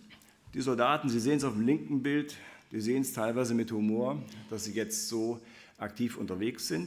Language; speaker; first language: German; native; German